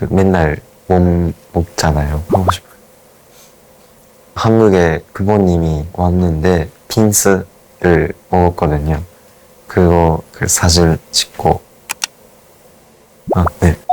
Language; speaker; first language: Korean; non-native, fluent; Japanese